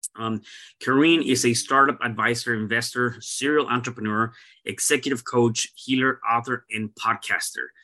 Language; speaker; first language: English; early bilingual, other home language; Spanish